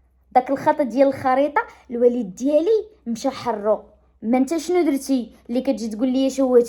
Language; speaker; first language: Arabic; native; Arabic